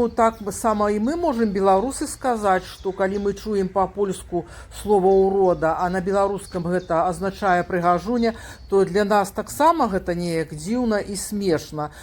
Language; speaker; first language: Belarusian; native; Belarusian